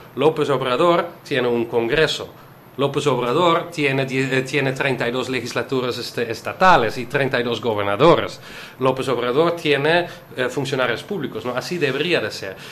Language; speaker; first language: Spanish; non-native, fluent; Dutch